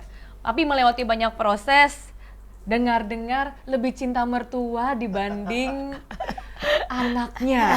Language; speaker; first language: Indonesian; native; Indonesian